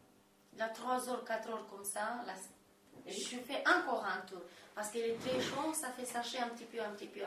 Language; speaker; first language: French; non-native, learner; Romanian